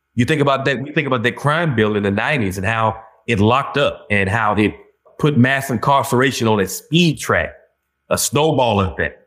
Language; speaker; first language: English; native; English